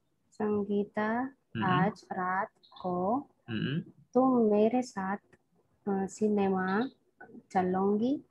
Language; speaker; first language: Hindi; non-native, learner; Indonesian